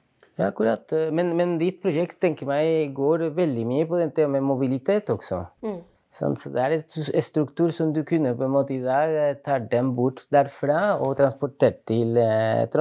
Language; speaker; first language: Norwegian; non-native, fluent; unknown